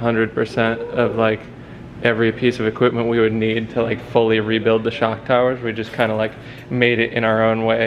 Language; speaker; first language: English; native; English